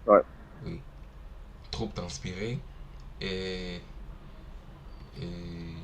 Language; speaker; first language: French; non-native, learner; Portuguese